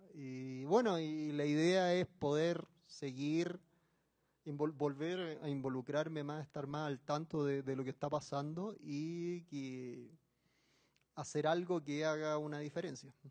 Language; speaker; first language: Spanish; native; Spanish